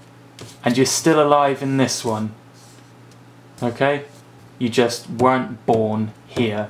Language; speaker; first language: English; native; English